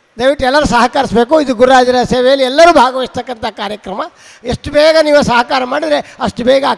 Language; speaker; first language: Kannada; native; Kannada